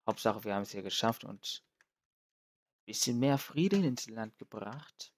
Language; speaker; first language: German; native; German